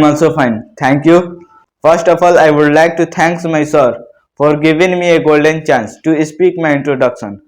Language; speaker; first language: English; non-native, learner; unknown